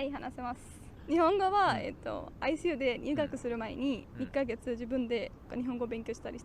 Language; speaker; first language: Japanese; non-native, learner; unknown